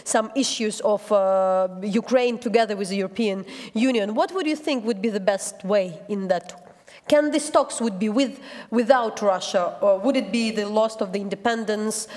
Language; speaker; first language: English; non-native, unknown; Ukrainian